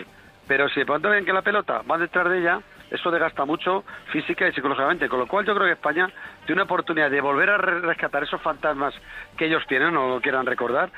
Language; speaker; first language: Spanish; native; Spanish